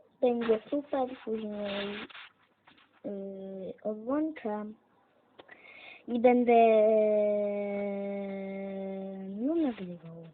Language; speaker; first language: Polish; native; Polish